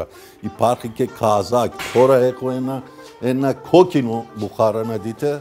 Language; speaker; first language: Greek; non-native, fluent; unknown